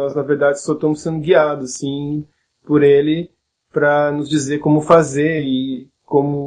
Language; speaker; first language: Portuguese; native; Portuguese